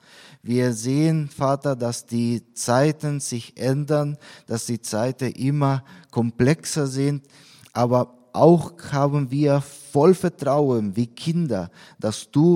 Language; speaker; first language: German; non-native, fluent; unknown